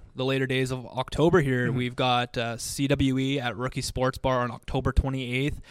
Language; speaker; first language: English; native; English